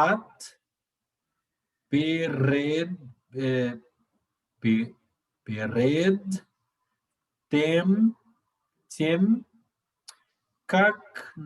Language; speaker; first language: Russian; non-native, learner; Portuguese